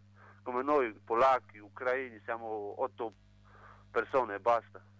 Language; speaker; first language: Italian; non-native, learner; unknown